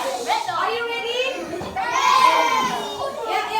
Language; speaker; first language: English; non-native, learner; Indonesian